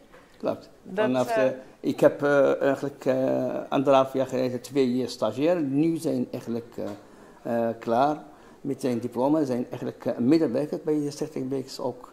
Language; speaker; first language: Dutch; non-native, learner; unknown